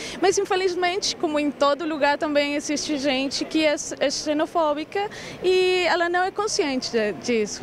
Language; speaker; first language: Portuguese; non-native, local second language; Spanish